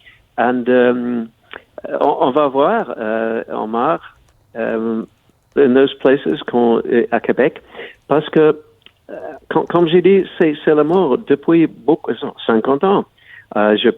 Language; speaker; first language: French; non-native, learner; English